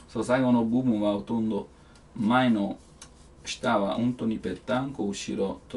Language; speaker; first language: Japanese; non-native, learner; Italian